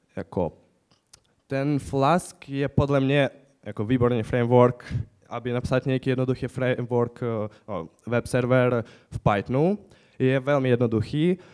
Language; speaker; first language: Czech; non-native, fluent; Ukrainian